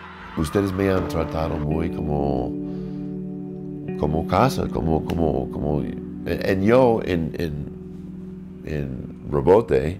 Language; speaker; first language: Spanish; non-native, learner; English